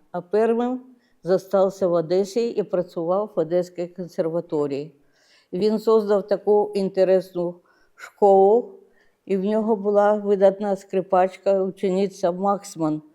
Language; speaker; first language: Ukrainian; non-native, local second language; Russian